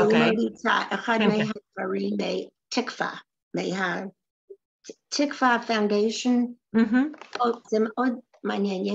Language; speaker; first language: Hebrew; non-native, learner; English